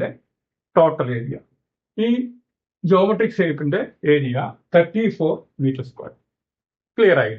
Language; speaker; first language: Malayalam; native; Malayalam